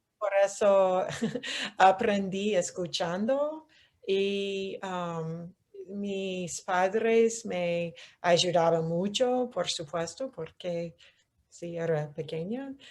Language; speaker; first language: Spanish; non-native, fluent; English